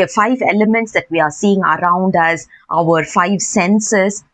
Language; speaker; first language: English; non-native, local second language; Tamil